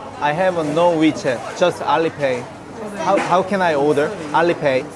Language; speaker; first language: English; non-native, learner; Korean